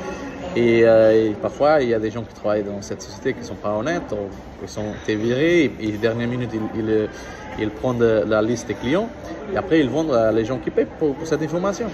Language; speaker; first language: French; non-native, learner; Portuguese